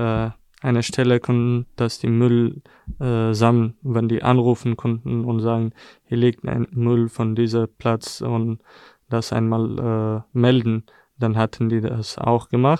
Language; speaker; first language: German; non-native, fluent; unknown